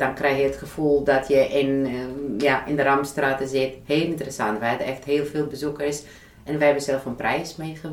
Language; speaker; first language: Dutch; non-native, fluent; Romanian